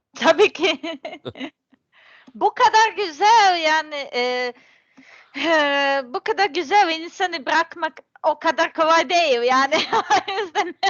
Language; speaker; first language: Turkish; non-native, learner; Serbian